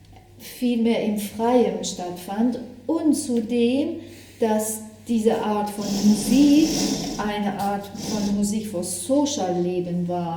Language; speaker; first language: German; non-native, fluent; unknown